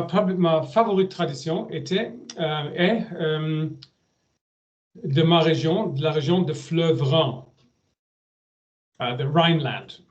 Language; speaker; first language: French; non-native, learner; German